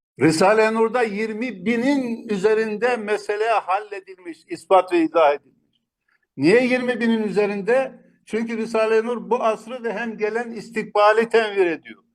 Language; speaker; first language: Turkish; native; Turkish